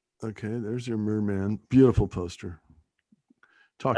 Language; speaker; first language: English; native; English